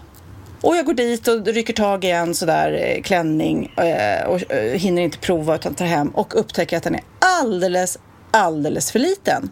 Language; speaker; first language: Swedish; native; Swedish